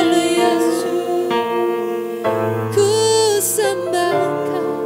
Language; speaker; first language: Indonesian; native; Indonesian